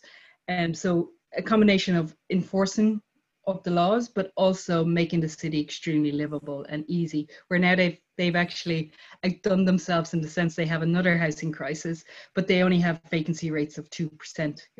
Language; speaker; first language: English; native; English